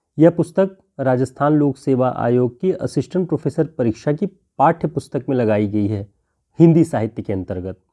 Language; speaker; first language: Hindi; native; Hindi